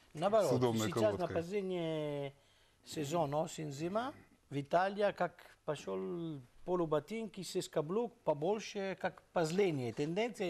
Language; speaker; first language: Russian; non-native, learner; Italian